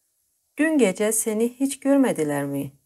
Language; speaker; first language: Turkish; non-native, fluent; Persian